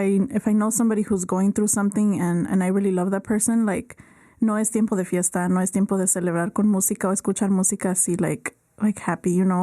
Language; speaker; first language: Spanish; early bilingual, heritage; Spanish